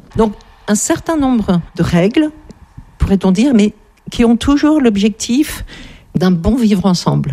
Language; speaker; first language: French; native; French